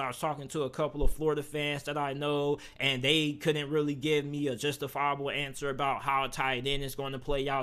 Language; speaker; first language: English; native; English